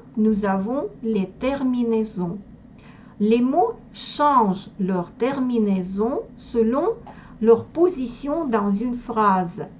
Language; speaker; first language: French; non-native, fluent; Russian